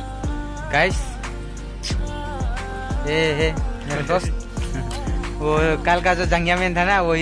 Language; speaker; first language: Hindi; non-native, local second language; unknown